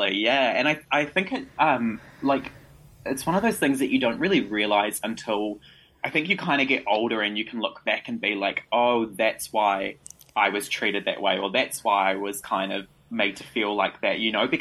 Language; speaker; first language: English; native; English